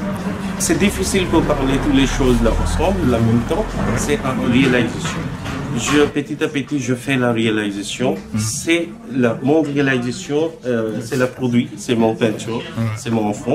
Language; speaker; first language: French; non-native, learner; Bangla